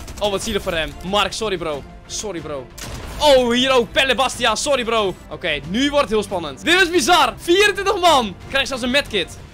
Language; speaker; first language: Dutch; native; Dutch